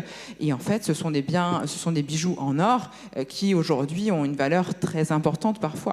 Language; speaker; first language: French; native; French